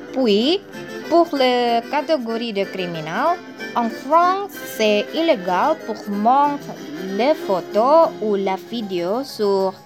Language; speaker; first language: French; non-native, learner; Indonesian